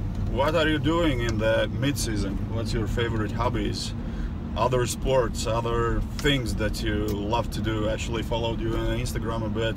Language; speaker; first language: English; non-native, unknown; Latvian